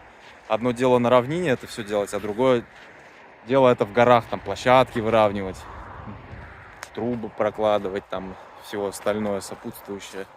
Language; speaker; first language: Russian; native; Russian